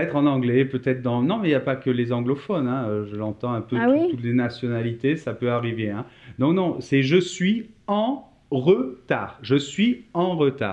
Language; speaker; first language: French; native; French